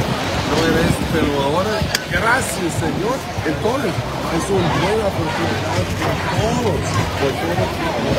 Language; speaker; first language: Spanish; non-native, learner; English